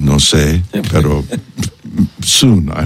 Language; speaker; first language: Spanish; non-native, learner; English